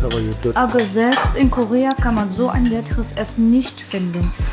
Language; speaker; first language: German; early bilingual, other home language; Korean